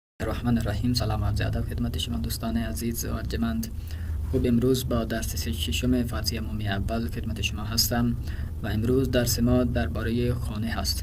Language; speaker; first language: Persian; non-native, fluent; Urdu